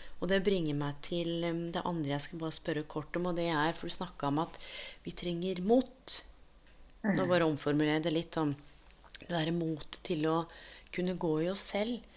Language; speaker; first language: Norwegian; native; Norwegian